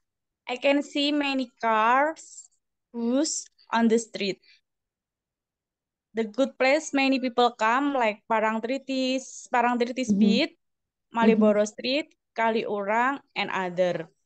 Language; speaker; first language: English; non-native, learner; Indonesian